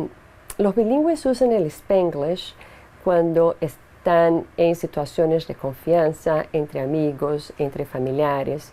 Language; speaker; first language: Spanish; non-native, fluent; Portuguese